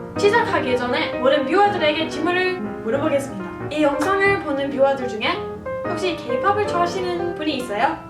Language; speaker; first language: Korean; non-native, fluent; English